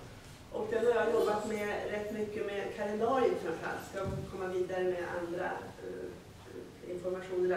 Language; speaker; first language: Swedish; native; Swedish